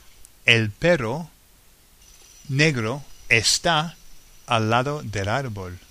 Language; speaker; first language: Spanish; non-native, fluent; English